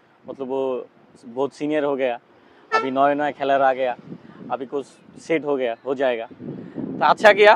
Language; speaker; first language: Hindi; non-native, learner; Bangla